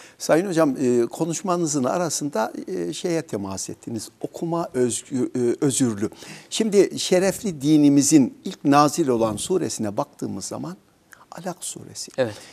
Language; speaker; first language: Turkish; native; Turkish